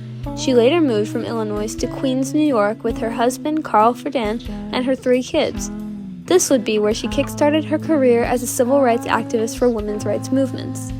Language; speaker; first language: English; native; English